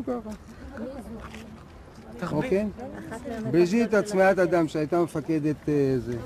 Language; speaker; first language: Hebrew; native; Hebrew